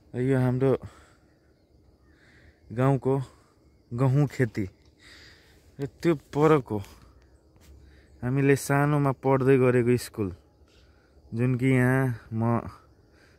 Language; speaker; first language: Nepali; non-native, local second language; Maithili